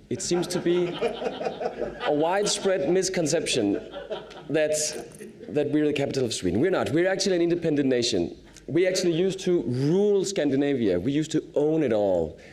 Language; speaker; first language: English; non-native, fluent; Danish